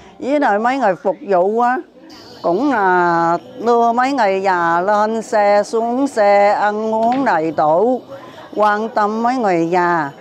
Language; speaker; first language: Vietnamese; non-native, local second language; Chinese